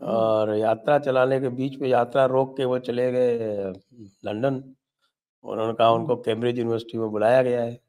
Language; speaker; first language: Hindi; native; Hindi